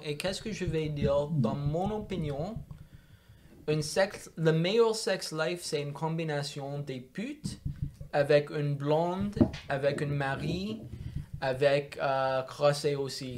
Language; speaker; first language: French; non-native, local second language; English